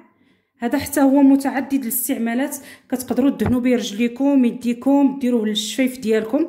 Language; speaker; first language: Arabic; native; Arabic